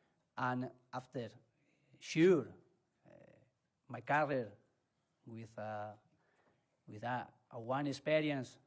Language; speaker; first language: English; non-native, learner; Spanish